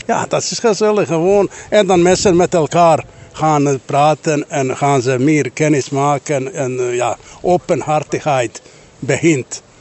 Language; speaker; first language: Dutch; non-native, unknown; Bosnian